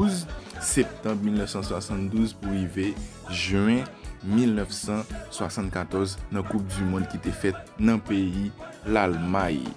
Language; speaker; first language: French; non-native, learner; Haitian Creole